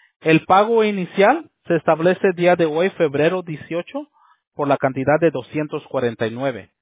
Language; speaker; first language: Spanish; early bilingual, heritage; Spanish